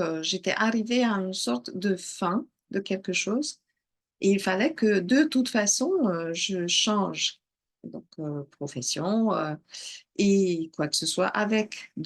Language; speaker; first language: French; non-native, fluent; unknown